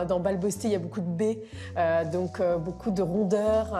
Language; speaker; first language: French; native; French